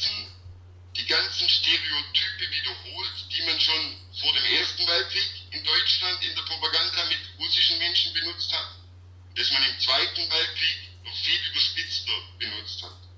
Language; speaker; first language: German; native; German